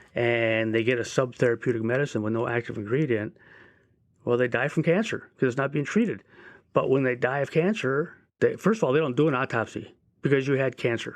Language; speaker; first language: English; native; English